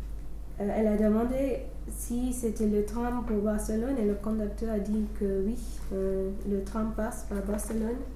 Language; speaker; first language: French; non-native, learner; English